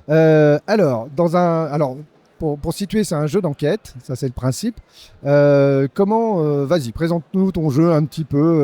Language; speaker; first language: French; native; French